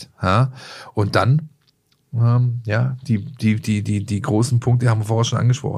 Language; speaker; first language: German; native; German